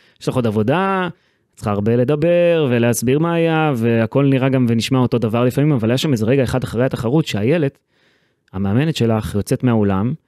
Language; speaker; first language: Hebrew; native; Hebrew